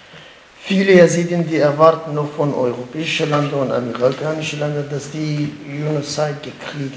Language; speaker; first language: German; non-native, learner; Kurdish